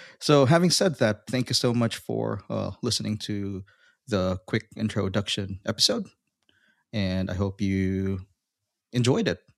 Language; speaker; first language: English; non-native, local second language; Filipino